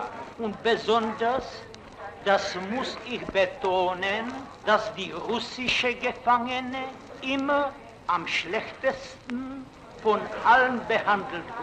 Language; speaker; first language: German; non-native, fluent; Czech